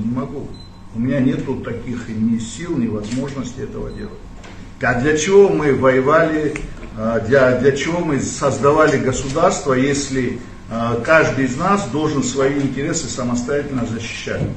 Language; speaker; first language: Russian; non-native, local second language; Abkhazian